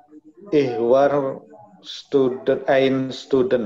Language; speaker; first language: German; non-native, learner; Indonesian